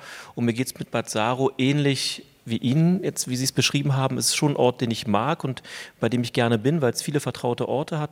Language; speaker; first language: German; native; German